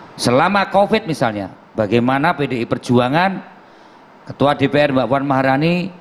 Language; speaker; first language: Indonesian; native; Indonesian